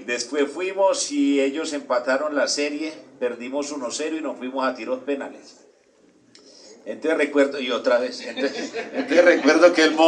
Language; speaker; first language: Spanish; native; Spanish